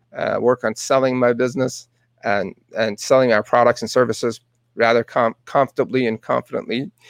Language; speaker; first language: English; non-native, fluent; Persian